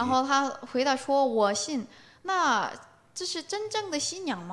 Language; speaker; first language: Chinese; non-native, learner; Korean